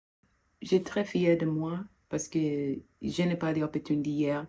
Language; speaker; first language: French; non-native, learner; English